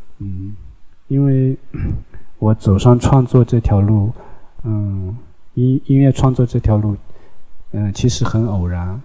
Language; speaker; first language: Chinese; non-native, local second language; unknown